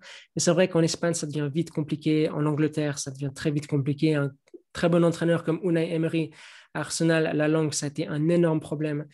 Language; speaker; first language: French; native; French